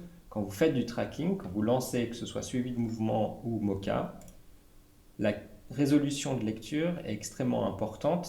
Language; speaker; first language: French; native; French